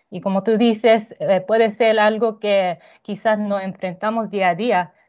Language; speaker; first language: Spanish; non-native, fluent; Japanese